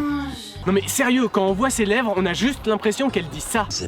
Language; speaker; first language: French; native; French